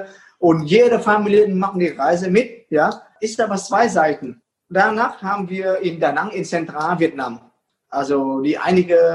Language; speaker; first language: German; non-native, fluent; Vietnamese